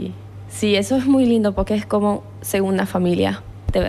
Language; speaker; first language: Spanish; non-native, fluent; German